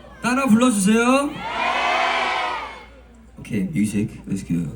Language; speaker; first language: Korean; early bilingual, heritage; Korean